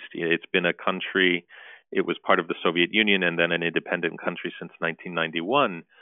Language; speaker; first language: English; early bilingual, other home language; Turkish